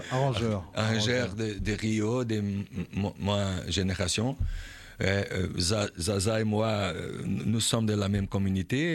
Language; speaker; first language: French; non-native, learner; Portuguese